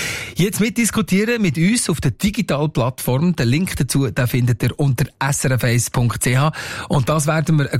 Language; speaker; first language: German; native; German